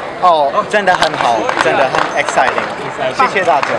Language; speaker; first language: Chinese; non-native, learner; Portuguese